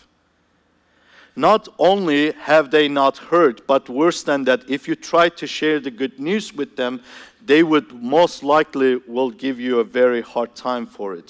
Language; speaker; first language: English; non-native, fluent; Turkish